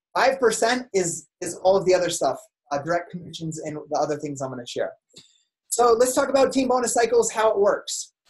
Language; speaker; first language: English; native; English